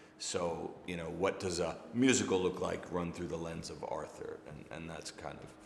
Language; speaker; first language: English; native; English